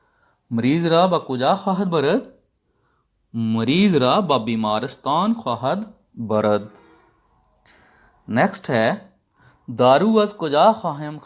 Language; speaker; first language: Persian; non-native, fluent; Urdu